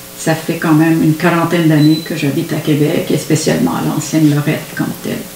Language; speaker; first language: French; non-native, fluent; Arabic